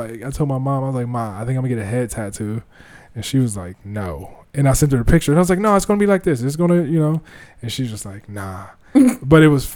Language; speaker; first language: English; native; English